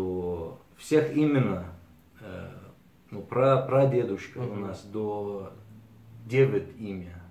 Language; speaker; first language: Russian; early bilingual, heritage; Arabic